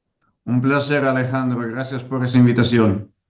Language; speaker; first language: Spanish; non-native, fluent; Italian